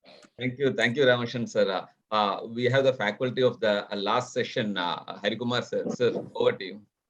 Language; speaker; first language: English; non-native, local second language; Malayalam